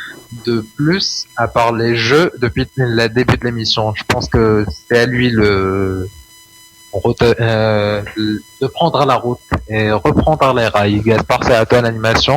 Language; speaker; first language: French; non-native, local second language; Arabic